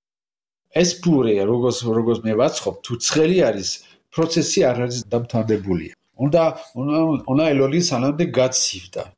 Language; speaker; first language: Georgian; non-native, learner; French